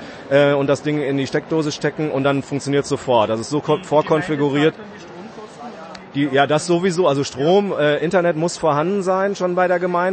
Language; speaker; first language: German; native; German